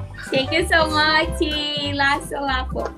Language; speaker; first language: English; non-native, learner; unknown